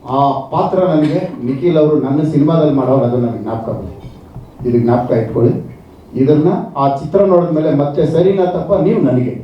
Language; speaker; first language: Kannada; non-native, local second language; Telugu